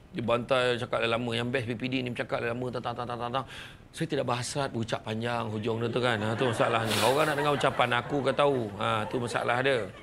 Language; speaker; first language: Malay; native; Malay